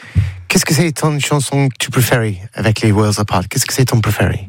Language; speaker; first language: French; non-native, learner; English